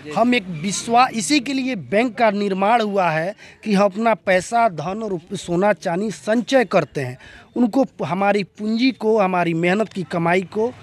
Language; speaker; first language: Hindi; native; Hindi